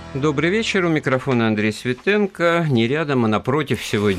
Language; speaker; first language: Russian; native; Russian